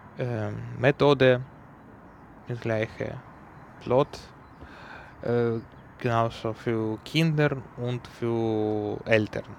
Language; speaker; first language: German; non-native, learner; Ukrainian